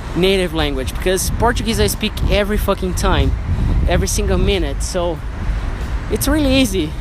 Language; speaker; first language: English; non-native, fluent; Portuguese